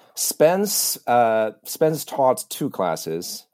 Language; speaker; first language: English; early bilingual, other home language; Chinese